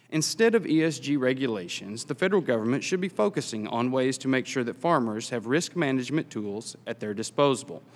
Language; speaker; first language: English; native; English